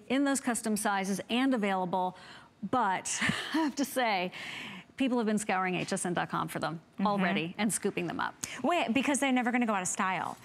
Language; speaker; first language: English; native; English